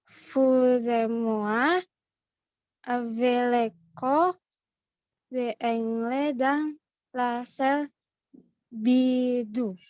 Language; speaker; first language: French; non-native, learner; Indonesian